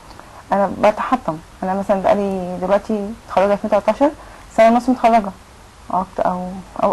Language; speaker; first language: Arabic; native; Arabic